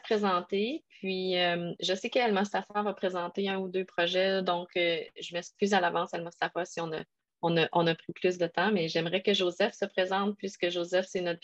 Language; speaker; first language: French; native; French